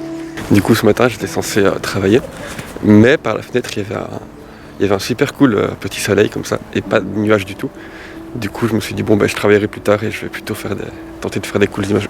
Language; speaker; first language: French; native; French